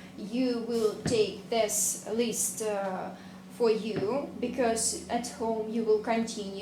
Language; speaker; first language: English; non-native, fluent; Russian